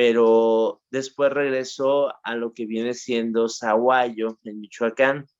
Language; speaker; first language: Spanish; native; Spanish